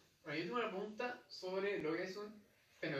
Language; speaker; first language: Spanish; native; Spanish